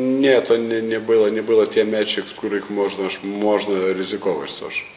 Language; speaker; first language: Polish; non-native, learner; Lithuanian